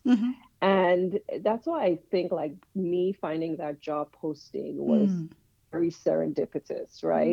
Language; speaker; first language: English; non-native, local second language; Yoruba